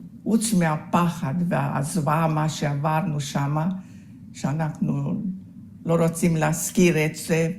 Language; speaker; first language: Hebrew; early bilingual, other home language; Hungarian